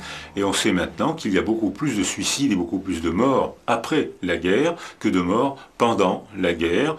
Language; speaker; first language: French; native; French